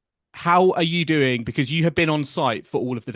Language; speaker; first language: English; native; English